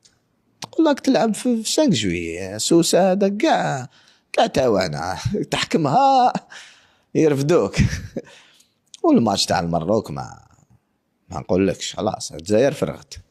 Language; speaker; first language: Arabic; native; Arabic